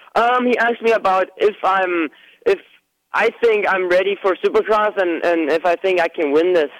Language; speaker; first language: English; non-native, fluent; German